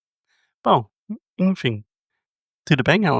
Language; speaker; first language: Portuguese; non-native, fluent; English